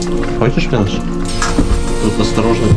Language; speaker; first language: Russian; native; Russian